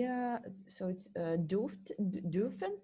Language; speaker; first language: German; non-native, learner; Serbian